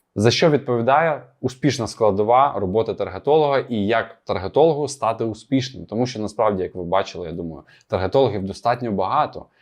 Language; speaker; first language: Ukrainian; non-native, local second language; Russian